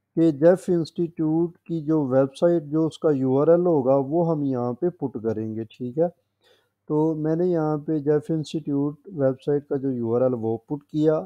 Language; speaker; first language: Urdu; non-native, local second language; Punjabi